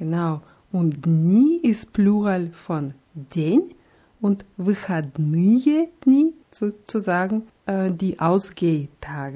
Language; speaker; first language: German; non-native, fluent; Russian